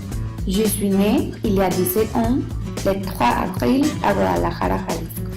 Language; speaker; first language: French; non-native, learner; Spanish